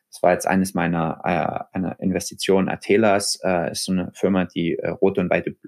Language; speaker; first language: German; native; German